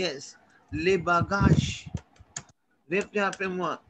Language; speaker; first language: French; non-native, fluent; Hindi